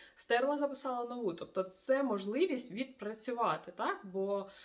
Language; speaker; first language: Ukrainian; non-native, local second language; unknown